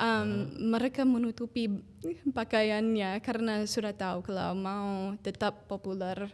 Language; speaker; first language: Indonesian; non-native, fluent; English